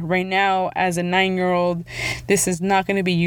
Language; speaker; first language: English; early bilingual, other home language; Spanish